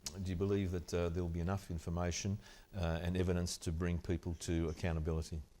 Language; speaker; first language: English; early bilingual, other home language; Ukrainian